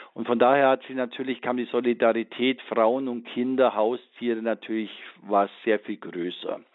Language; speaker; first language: German; native; German